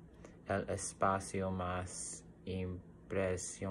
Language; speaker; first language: Spanish; non-native, learner; English